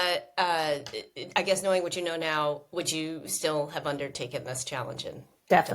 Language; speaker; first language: English; native; English